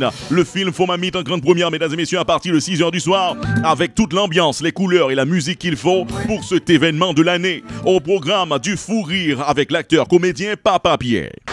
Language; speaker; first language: French; non-native, local second language; Haitian Creole